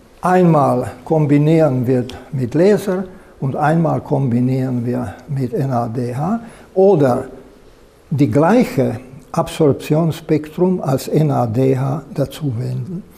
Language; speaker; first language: German; non-native, fluent; Slovak